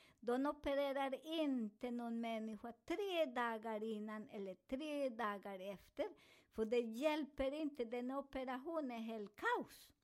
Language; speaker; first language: Swedish; non-native, fluent; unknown